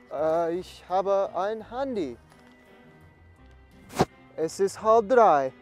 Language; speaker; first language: German; non-native, learner; English